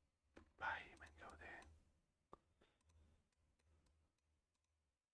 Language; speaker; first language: Basque; non-native, learner; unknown